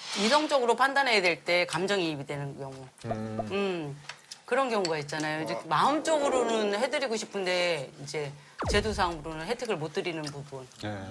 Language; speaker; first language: Korean; native; Korean